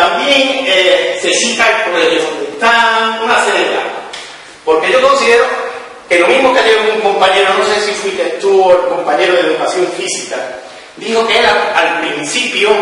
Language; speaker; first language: Spanish; native; Spanish